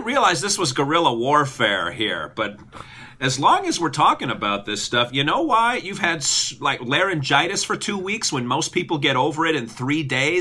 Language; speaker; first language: English; native; English